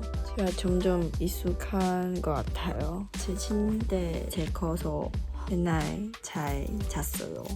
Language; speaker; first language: Korean; non-native, learner; Chinese